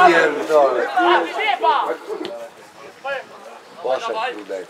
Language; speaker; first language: Polish; native; Polish